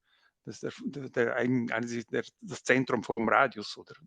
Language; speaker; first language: German; non-native, local second language; French